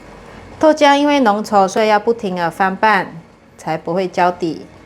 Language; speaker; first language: Chinese; native; Chinese